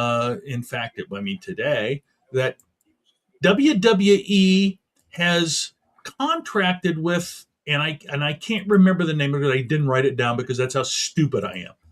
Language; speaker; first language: English; native; English